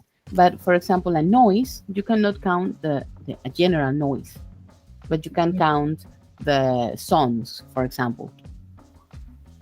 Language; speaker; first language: English; non-native, fluent; Spanish